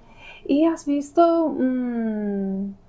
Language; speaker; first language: Spanish; non-native, fluent; English